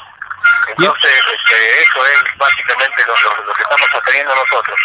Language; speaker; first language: Spanish; native; Spanish